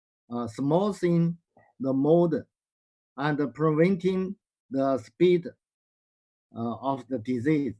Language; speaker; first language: English; non-native, learner; Chinese